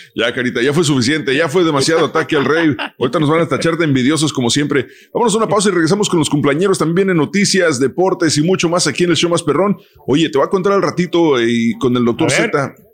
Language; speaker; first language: Spanish; early bilingual, heritage; Spanish